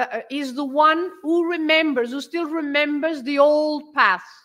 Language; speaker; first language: English; non-native, fluent; Portuguese